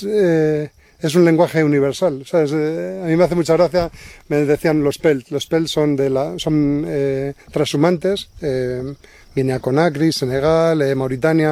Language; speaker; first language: Spanish; native; Spanish